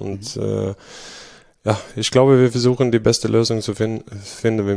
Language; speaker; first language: German; non-native, fluent; Swedish